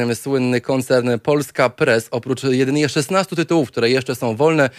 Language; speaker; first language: Polish; native; Polish